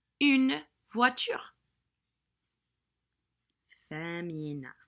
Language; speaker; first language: French; non-native, fluent; English